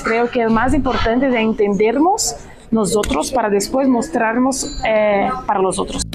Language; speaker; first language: Spanish; non-native, fluent; Portuguese